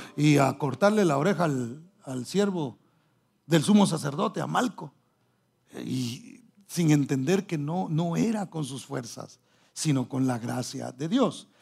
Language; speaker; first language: Spanish; early bilingual, heritage; Spanish